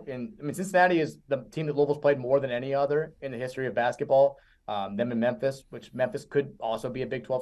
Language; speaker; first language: English; native; English